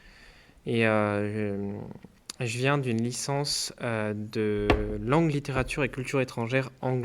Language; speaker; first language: French; native; French